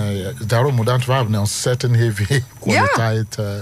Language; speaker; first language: Dutch; non-native, learner; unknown